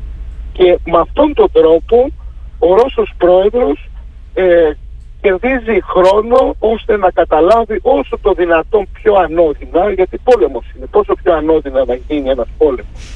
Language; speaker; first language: Greek; native; Greek